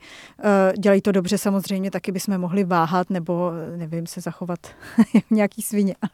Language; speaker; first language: Czech; native; Czech